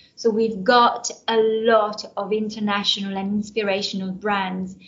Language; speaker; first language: English; non-native, fluent; Italian